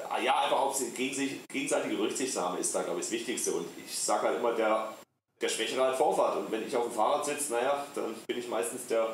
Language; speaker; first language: German; native; German